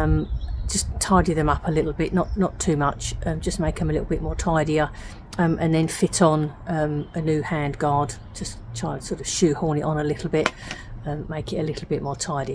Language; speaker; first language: English; native; English